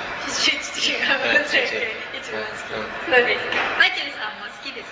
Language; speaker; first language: Japanese; native; Japanese